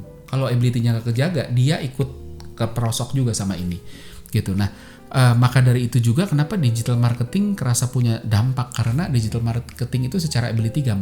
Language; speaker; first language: Indonesian; native; Indonesian